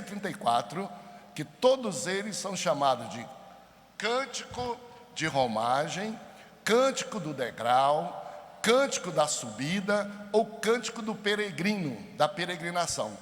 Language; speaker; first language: Portuguese; native; Portuguese